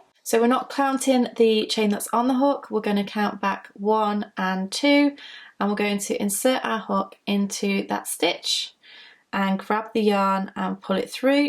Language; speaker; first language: English; native; English